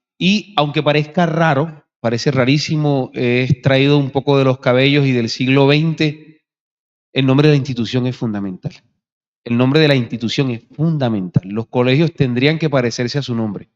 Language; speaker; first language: Spanish; native; Spanish